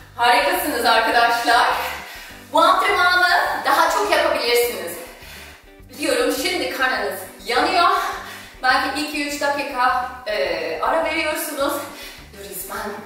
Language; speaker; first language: Turkish; non-native, fluent; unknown